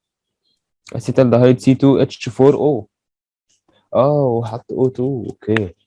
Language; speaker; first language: Arabic; native; Arabic